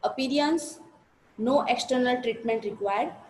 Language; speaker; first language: English; non-native, local second language; Gujarati